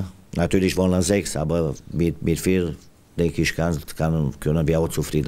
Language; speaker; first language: German; non-native, fluent; Romanian